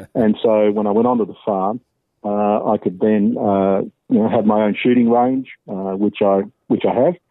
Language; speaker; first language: English; native; English